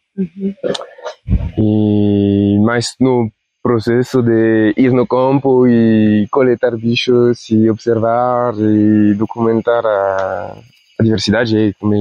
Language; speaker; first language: Portuguese; non-native, fluent; Spanish